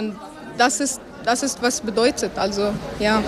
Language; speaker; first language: German; non-native, learner; Arabic